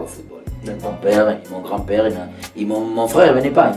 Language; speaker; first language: French; non-native, fluent; Spanish